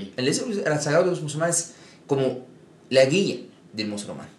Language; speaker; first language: Spanish; non-native, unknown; Arabic